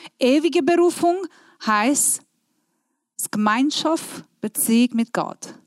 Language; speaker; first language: German; non-native, fluent; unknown